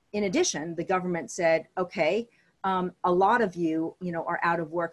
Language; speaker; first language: English; native; English